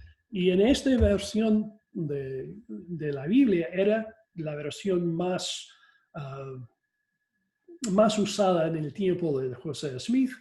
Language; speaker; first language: Spanish; non-native, fluent; English